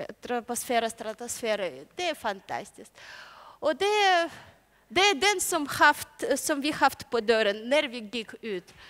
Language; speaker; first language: Swedish; non-native, learner; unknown